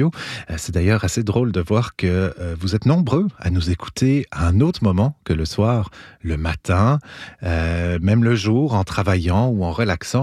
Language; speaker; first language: French; native; French